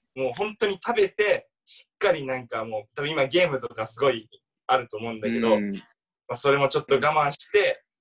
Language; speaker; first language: Japanese; native; Japanese